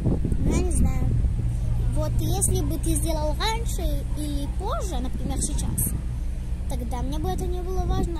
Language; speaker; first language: Russian; early bilingual, heritage; Russian